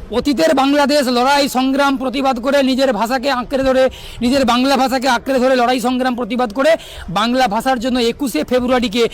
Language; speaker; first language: Bangla; native; Bangla